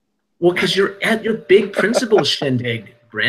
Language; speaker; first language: English; native; English